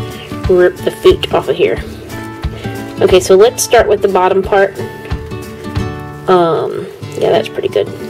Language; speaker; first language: English; native; English